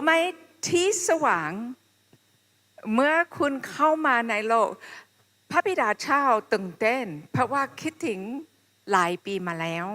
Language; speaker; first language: Thai; non-native, fluent; English